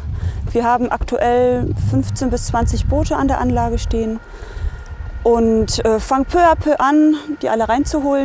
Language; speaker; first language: German; native; German